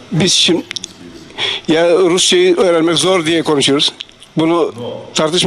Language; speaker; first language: Turkish; non-native, fluent; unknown